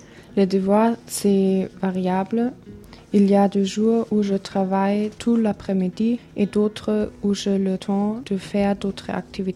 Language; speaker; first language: French; non-native, learner; German